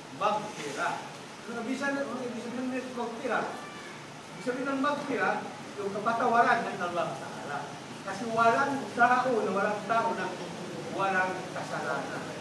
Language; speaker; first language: Filipino; non-native, local second language; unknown